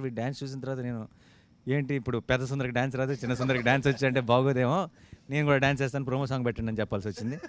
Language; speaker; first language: Telugu; native; Telugu